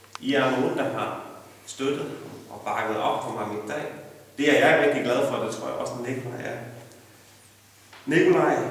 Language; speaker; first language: Danish; native; Danish